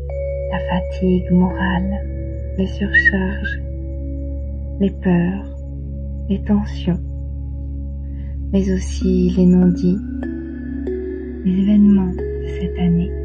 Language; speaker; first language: French; native; French